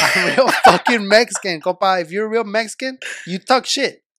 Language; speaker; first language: English; native; English